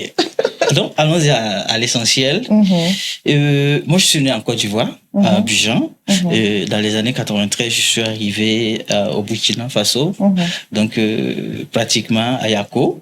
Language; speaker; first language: French; non-native, local second language; Mossi